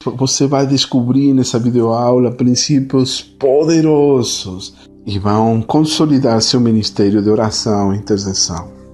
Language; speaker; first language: Portuguese; non-native, fluent; Spanish